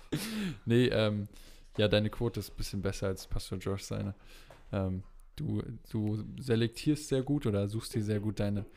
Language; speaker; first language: German; native; German